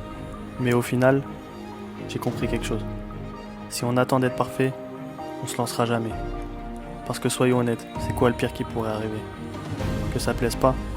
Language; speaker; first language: French; native; French